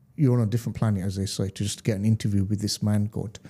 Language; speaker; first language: English; early bilingual, other home language; Hindi